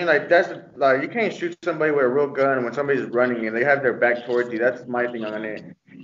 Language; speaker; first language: English; native; English